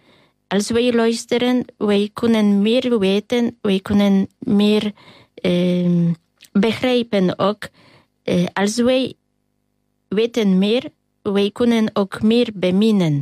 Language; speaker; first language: Dutch; non-native, fluent; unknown